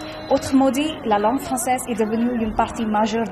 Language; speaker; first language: French; non-native, fluent; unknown